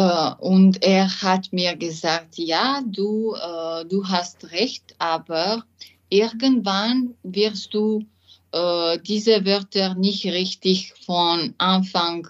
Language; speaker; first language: German; non-native, learner; French